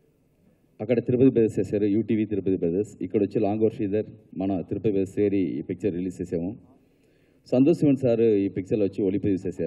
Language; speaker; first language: Telugu; non-native, learner; Tamil